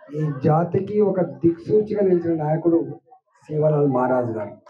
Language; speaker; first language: Telugu; non-native, local second language; Lambadi